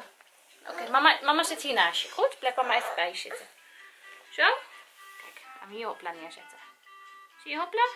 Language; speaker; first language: Dutch; native; Dutch